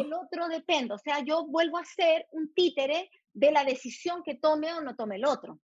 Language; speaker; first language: Spanish; early bilingual, heritage; Spanish